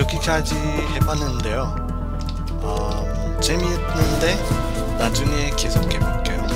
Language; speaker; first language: Korean; non-native, learner; English